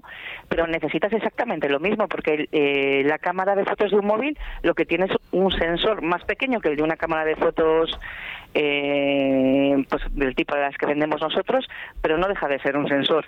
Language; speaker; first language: Spanish; native; Spanish